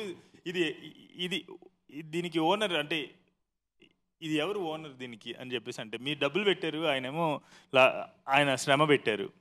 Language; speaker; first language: Telugu; native; Telugu